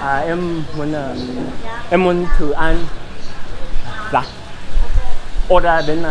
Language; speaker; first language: Vietnamese; non-native, learner; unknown